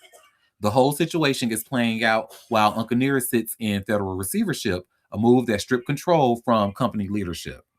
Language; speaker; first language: English; native; English